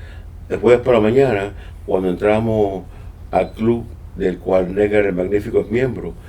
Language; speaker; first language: Spanish; native; Spanish